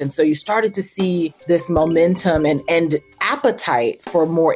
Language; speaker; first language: English; native; English